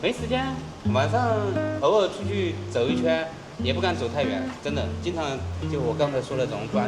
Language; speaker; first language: Chinese; native; Chinese